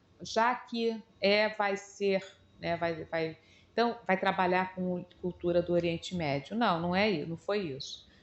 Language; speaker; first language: Portuguese; native; Portuguese